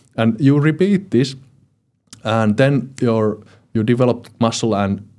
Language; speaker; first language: English; non-native, fluent; Finnish